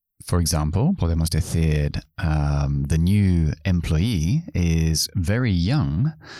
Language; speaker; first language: English; native; English